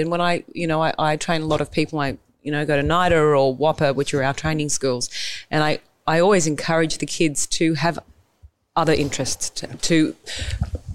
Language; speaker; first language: English; native; English